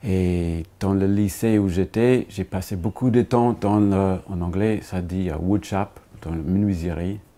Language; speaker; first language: French; non-native, fluent; English